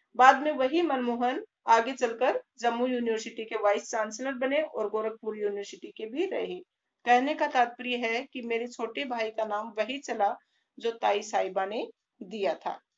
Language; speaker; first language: Hindi; native; Hindi